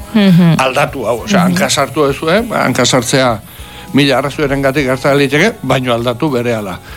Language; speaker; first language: Basque; native; Basque